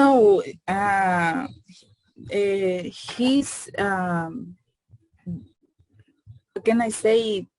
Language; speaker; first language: English; non-native, learner; Spanish